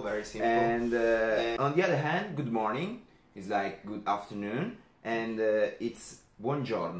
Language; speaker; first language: English; non-native, fluent; Italian